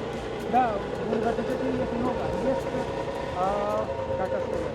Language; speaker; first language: Russian; non-native, learner; Hindi